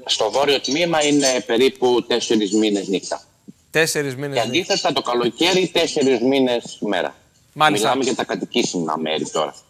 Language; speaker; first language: Greek; native; Greek